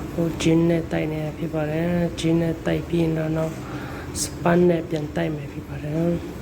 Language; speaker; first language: Burmese; non-native, local second language; Kachin